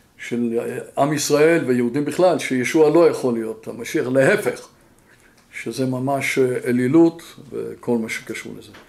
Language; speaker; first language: Hebrew; non-native, fluent; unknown